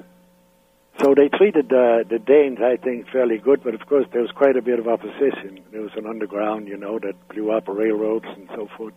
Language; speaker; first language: English; non-native, fluent; Danish